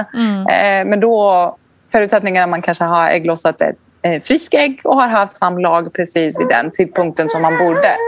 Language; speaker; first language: Swedish; non-native, fluent; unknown